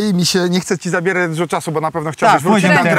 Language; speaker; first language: Polish; native; Polish